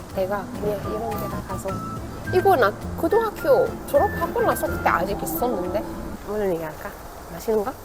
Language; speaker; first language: Korean; non-native, fluent; Arabic